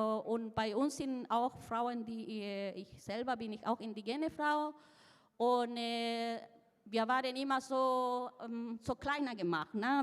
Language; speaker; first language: German; non-native, fluent; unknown